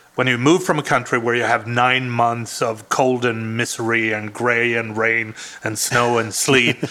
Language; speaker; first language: English; non-native, fluent; Swedish